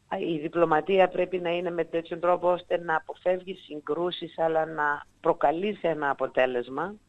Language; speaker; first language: Greek; native; Greek